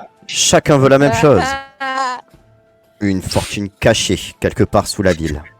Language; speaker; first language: French; native; French